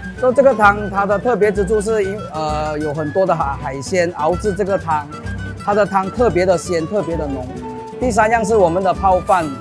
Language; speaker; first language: Chinese; native; Chinese